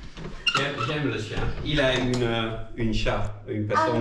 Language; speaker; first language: French; non-native, learner; Dutch